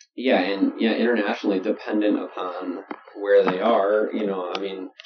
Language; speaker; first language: English; native; English